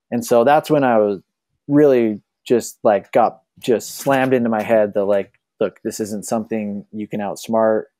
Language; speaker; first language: English; native; English